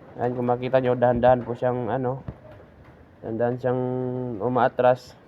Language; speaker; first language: Filipino; native; Filipino